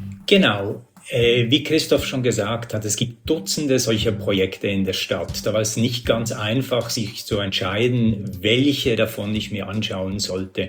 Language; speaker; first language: German; native; German